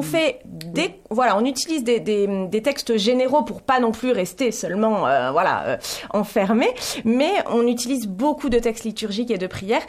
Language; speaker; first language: French; native; French